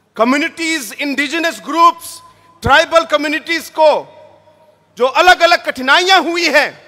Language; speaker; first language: Hindi; non-native, local second language; Garo